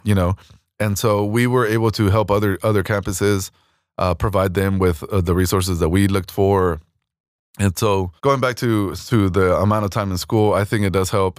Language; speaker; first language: English; early bilingual, other home language; Spanish